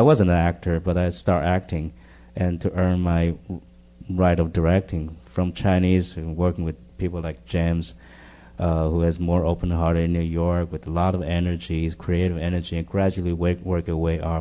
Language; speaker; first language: English; non-native, fluent; Chinese